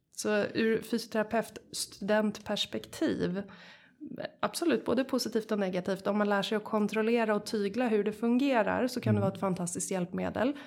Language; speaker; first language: Swedish; native; Swedish